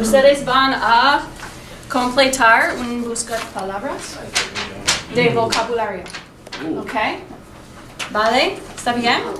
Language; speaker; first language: Spanish; non-native, fluent; English